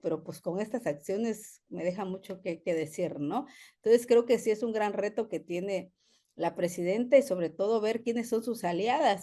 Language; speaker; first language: Spanish; native; Spanish